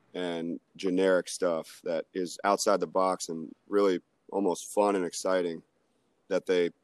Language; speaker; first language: English; native; English